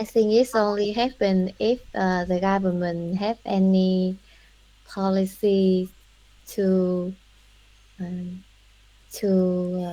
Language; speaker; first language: English; non-native, learner; Vietnamese